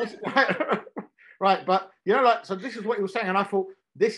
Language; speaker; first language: English; native; English